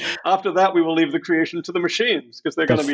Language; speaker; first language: English; native; English